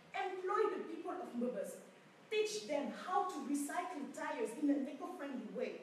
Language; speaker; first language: English; non-native, fluent; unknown